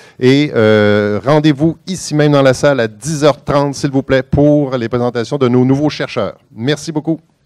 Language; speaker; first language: French; native; French